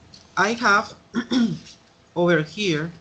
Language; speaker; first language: English; non-native, fluent; Spanish